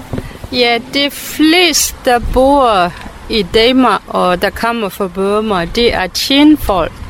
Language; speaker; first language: Danish; non-native, fluent; Burmese